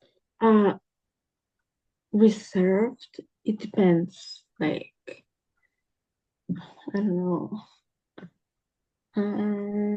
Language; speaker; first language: English; early bilingual, other home language; Spanish